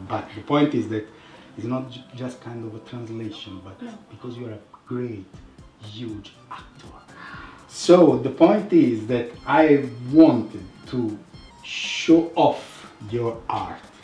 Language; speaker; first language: English; non-native, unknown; Italian